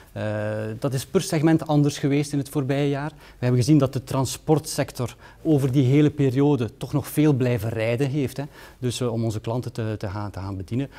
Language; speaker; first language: Dutch; native; Dutch